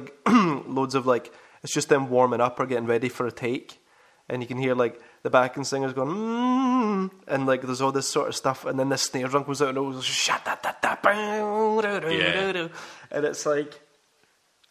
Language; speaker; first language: English; native; English